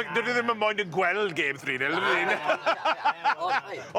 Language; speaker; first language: Welsh; non-native, local second language; English